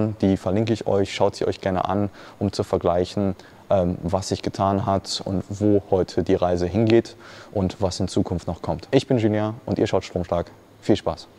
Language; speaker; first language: German; native; German